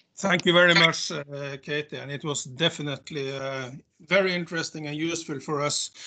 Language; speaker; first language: English; non-native, fluent; Norwegian